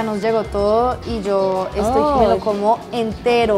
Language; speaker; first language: Spanish; native; Spanish